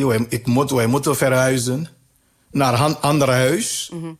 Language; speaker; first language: Dutch; non-native, learner; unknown